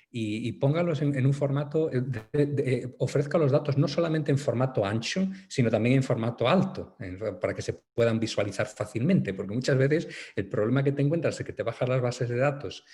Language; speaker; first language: Spanish; native; Spanish